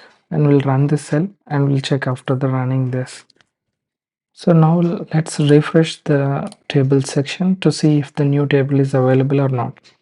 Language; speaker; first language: English; non-native, local second language; Telugu